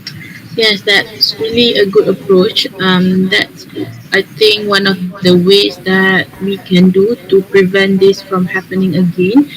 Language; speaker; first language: English; non-native, learner; Malay